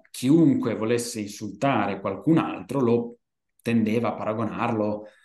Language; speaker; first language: Italian; native; Italian